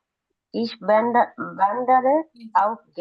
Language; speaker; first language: German; non-native, learner; Bangla